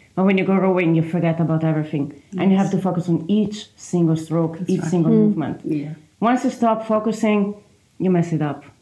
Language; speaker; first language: English; non-native, fluent; Italian